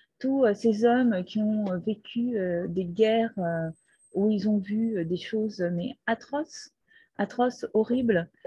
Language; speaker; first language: French; non-native, fluent; Portuguese